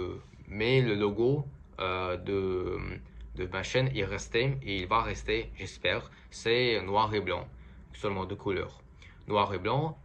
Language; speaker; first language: French; non-native, fluent; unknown